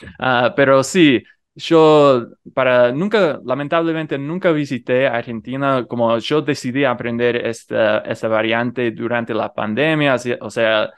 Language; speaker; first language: Spanish; non-native, fluent; English